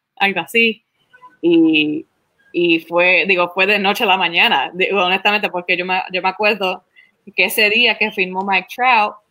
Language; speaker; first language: Spanish; early bilingual, heritage; Spanish